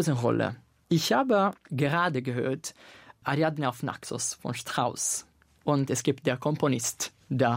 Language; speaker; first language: German; non-native, fluent; Italian